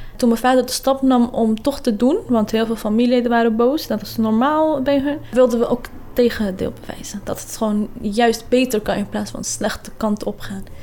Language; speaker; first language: Dutch; early bilingual, other home language; Kurdish